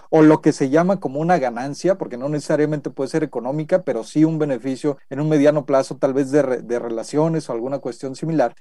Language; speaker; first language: Spanish; native; Spanish